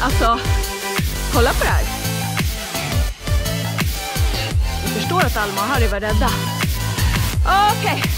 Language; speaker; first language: Swedish; native; Swedish